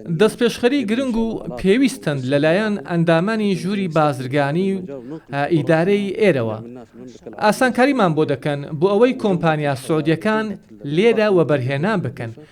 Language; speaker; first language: Central Kurdish; non-native, fluent; Arabic